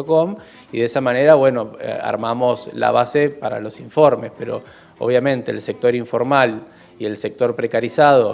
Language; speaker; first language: Spanish; native; Spanish